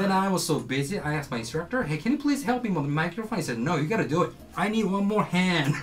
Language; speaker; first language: English; non-native, fluent; Japanese